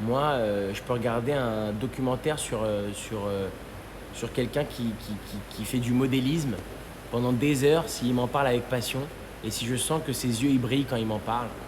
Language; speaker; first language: French; native; French